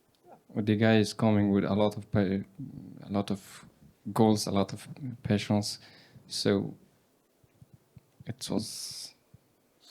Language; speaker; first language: English; non-native, learner; Persian